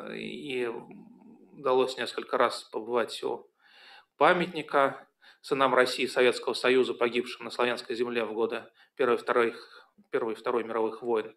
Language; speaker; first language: Russian; native; Russian